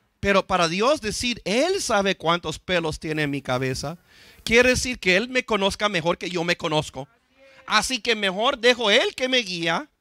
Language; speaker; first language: Spanish; non-native, fluent; English